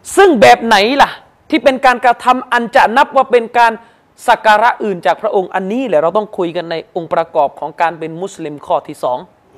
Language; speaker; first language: Thai; non-native, local second language; Malay